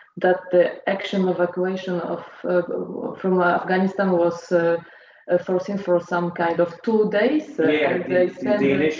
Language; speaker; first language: English; non-native, learner; Polish